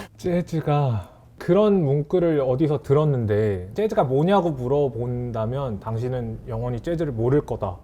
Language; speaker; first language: Korean; native; Korean